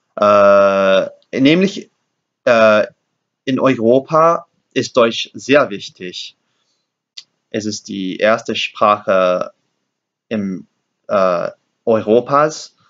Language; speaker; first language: German; non-native, learner; English